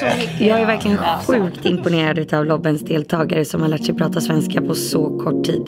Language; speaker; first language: Swedish; native; Swedish